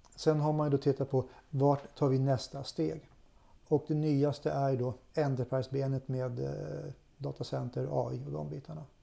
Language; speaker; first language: Swedish; native; Swedish